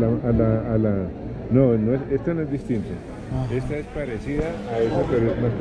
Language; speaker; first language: Spanish; native; Spanish